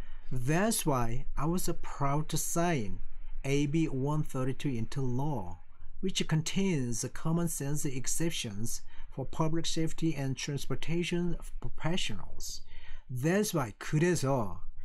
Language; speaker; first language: English; non-native, fluent; Korean